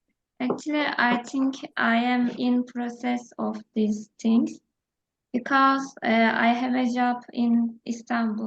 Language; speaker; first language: English; non-native, learner; Turkish